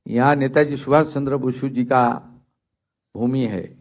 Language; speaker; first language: Hindi; non-native, local second language; Bangla